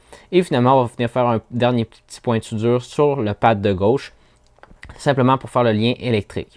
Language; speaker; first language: French; native; French